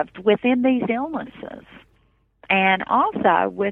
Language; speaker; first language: English; native; English